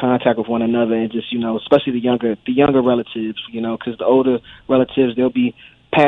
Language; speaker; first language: English; native; English